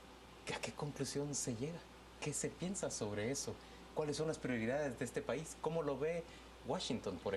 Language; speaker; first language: Spanish; native; Spanish